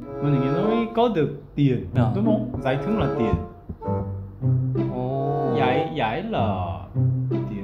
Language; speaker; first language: Vietnamese; non-native, fluent; Korean